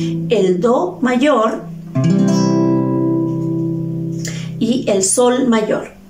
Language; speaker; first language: Spanish; native; Spanish